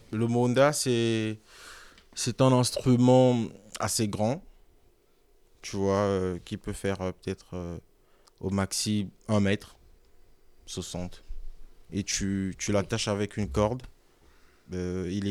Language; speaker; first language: French; non-native, local second language; Lingala